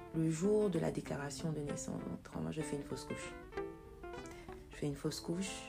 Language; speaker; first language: French; native; French